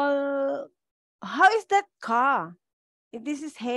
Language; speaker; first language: English; non-native, local second language; Filipino